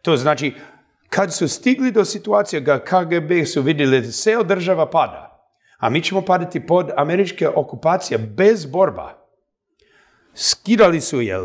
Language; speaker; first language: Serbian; early bilingual, heritage; Serbian